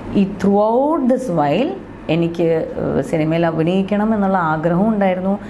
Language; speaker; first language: Malayalam; non-native, local second language; Tamil